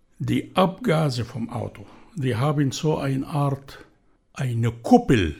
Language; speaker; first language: German; non-native, fluent; Arabic